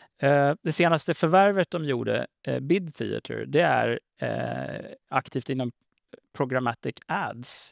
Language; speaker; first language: Swedish; native; Swedish